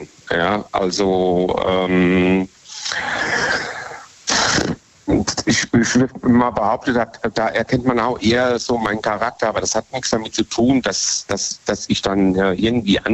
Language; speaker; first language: German; native; German